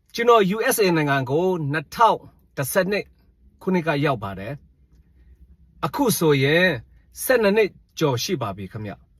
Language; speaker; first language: Burmese; non-native, local second language; Shan